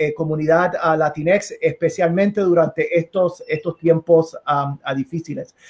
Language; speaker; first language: Spanish; native; Spanish